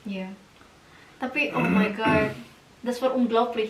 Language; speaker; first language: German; non-native, learner; Indonesian